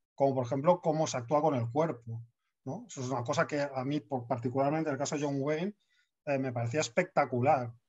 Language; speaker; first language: Spanish; native; Spanish